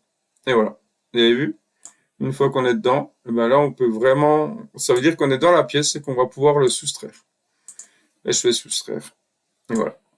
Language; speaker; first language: French; native; French